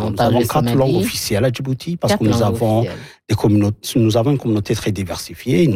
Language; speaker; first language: French; non-native, local second language; Somali